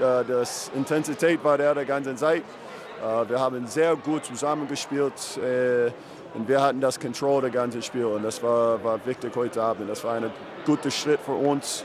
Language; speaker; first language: German; non-native, learner; English